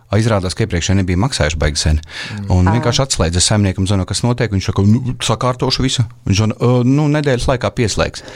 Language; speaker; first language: Latvian; native; Latvian